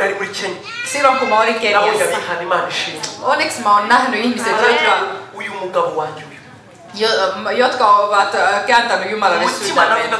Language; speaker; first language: Finnish; non-native, fluent; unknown